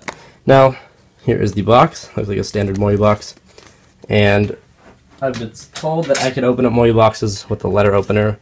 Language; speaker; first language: English; native; English